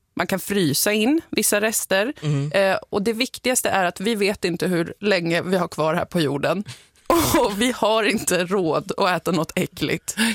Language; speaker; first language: Swedish; native; Swedish